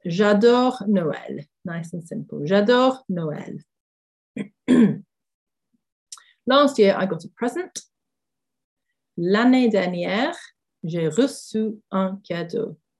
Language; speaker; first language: French; non-native, fluent; English